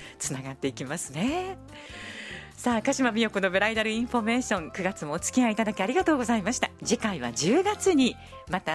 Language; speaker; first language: Japanese; native; Japanese